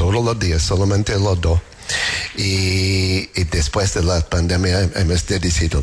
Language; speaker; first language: Spanish; non-native, fluent; English